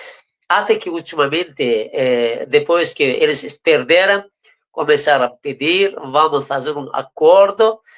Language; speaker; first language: Portuguese; non-native, fluent; Persian